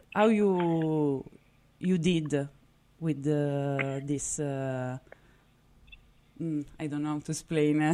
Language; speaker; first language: English; non-native, fluent; Italian